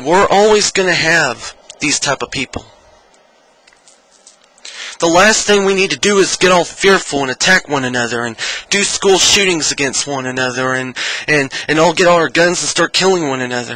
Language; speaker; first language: English; native; English